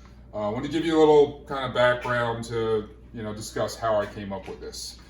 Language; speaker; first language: English; native; English